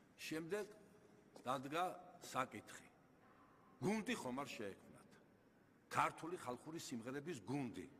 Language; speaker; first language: Georgian; native; Georgian